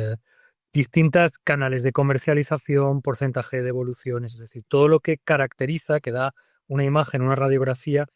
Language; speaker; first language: Spanish; native; Spanish